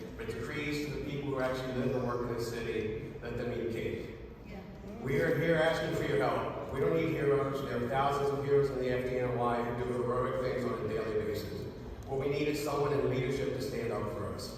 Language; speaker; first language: English; native; English